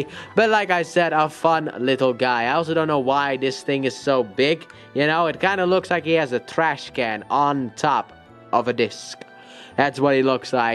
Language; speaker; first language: English; native; English